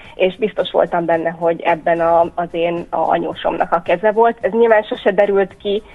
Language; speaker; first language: Hungarian; native; Hungarian